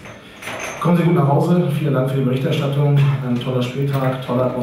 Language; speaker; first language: German; native; German